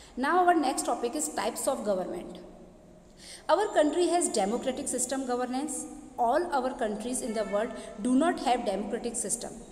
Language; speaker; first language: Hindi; non-native, local second language; Gujarati